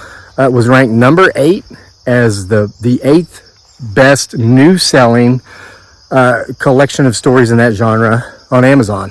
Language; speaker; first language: English; native; English